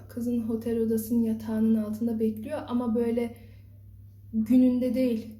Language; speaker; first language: Turkish; early bilingual, heritage; Turkish